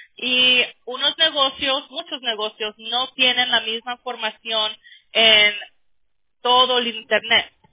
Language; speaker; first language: Spanish; early bilingual, heritage; Spanish